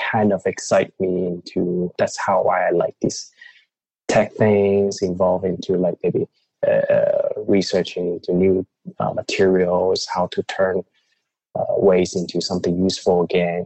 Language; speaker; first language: English; non-native, local second language; Cantonese